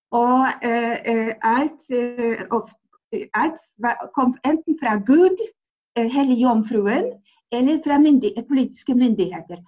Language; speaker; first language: Norwegian; non-native, fluent; Polish